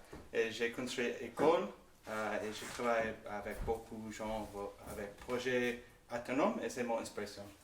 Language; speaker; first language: French; non-native, learner; English